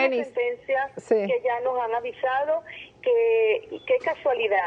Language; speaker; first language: Spanish; native; Spanish